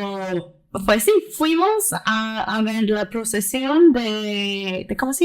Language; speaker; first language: Spanish; early bilingual, heritage; Spanish